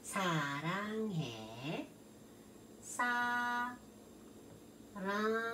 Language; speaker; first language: Russian; non-native, learner; Korean